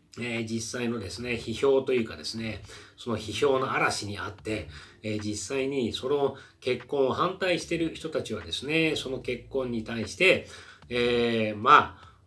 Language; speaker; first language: Japanese; native; Japanese